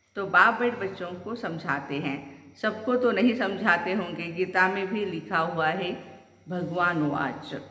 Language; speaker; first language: Hindi; non-native, local second language; Marathi